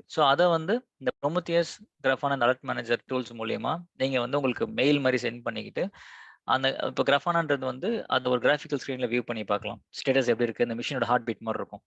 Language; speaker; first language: Tamil; native; Tamil